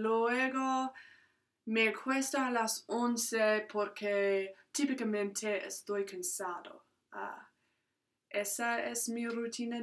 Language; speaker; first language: Spanish; non-native, learner; English